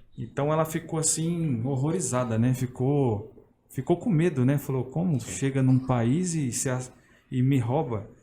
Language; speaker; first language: Portuguese; native; Portuguese